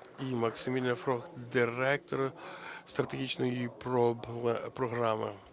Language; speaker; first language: Ukrainian; native; Ukrainian